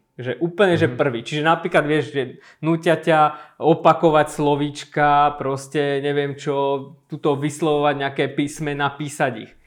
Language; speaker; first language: Slovak; early bilingual, other home language; Armenian